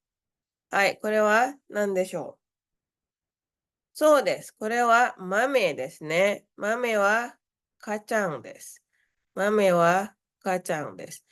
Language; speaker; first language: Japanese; non-native, fluent; Indonesian